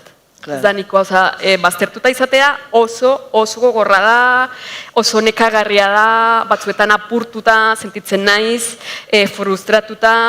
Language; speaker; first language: Basque; non-native, fluent; Spanish